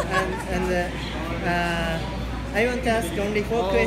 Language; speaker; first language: English; non-native, learner; Japanese